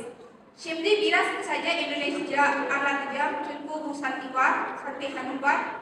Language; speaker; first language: Turkish; non-native, learner; Indonesian